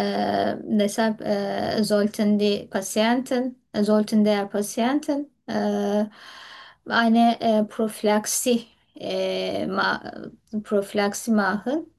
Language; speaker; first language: German; non-native, learner; Turkish